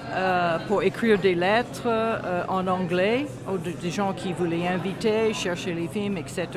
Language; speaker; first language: French; non-native, fluent; English